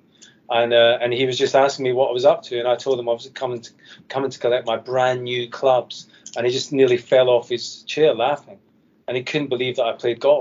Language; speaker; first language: English; native; English